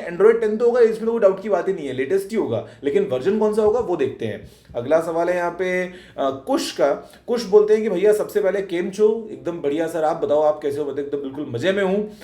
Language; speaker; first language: Hindi; native; Hindi